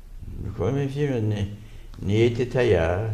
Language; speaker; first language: Hebrew; non-native, fluent; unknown